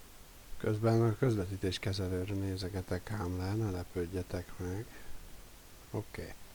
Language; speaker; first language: Hungarian; native; Hungarian